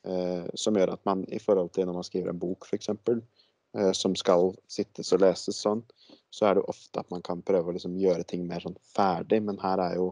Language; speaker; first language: Norwegian; native; Norwegian